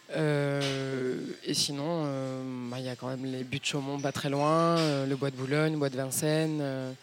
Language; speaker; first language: French; native; French